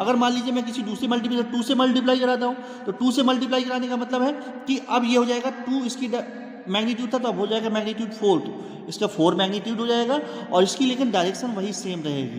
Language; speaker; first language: Hindi; native; Hindi